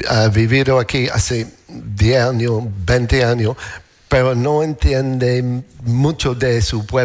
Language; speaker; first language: Spanish; non-native, learner; English